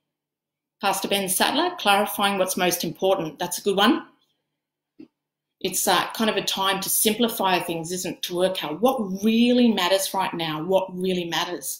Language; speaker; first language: English; native; English